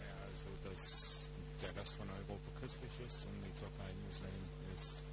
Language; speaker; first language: German; non-native, fluent; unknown